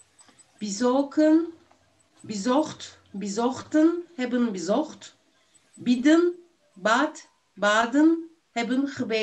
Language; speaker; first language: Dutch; non-native, learner; Turkish